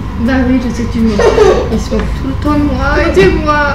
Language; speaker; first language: French; native; French